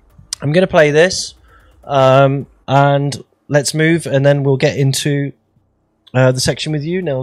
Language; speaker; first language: English; native; English